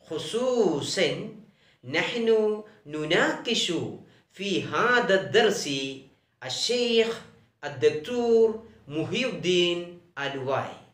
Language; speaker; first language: Arabic; non-native, fluent; Malayalam